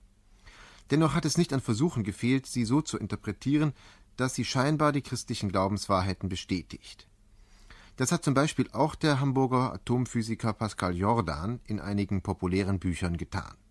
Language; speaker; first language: German; native; German